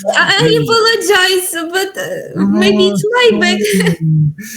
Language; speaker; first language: English; non-native, learner; Ukrainian